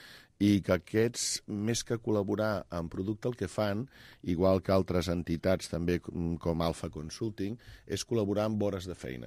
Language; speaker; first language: Catalan; native; Catalan